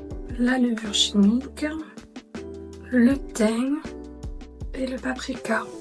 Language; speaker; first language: French; native; French